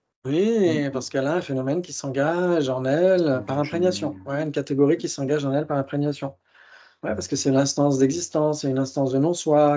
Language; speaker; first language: French; native; French